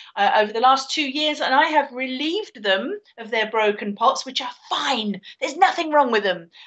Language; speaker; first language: English; native; English